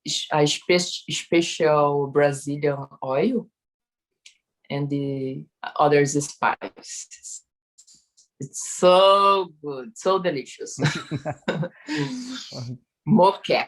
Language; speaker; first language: English; non-native, learner; Portuguese